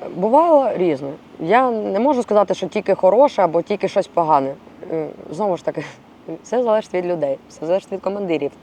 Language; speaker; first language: Ukrainian; non-native, local second language; Russian